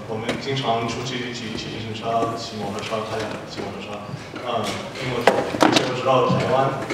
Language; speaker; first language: Chinese; early bilingual, heritage; Chinese